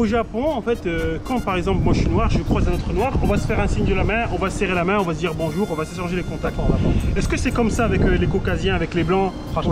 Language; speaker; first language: French; native; French